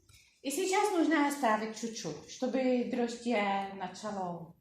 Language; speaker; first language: Russian; non-native, learner; Czech